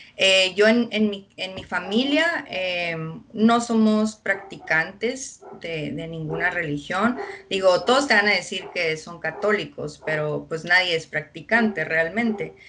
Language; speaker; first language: Spanish; early bilingual, heritage; Spanish